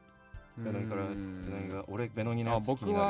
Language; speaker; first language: Japanese; native; Japanese